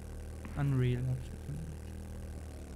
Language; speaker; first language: German; native; German